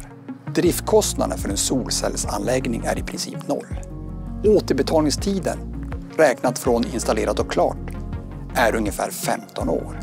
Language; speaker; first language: Swedish; native; Swedish